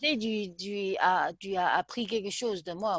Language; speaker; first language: French; non-native, learner; Chinese